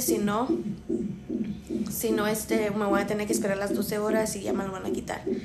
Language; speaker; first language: Spanish; early bilingual, heritage; Spanish